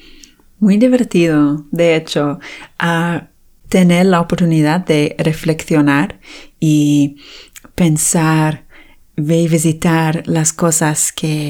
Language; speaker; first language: Spanish; non-native, fluent; English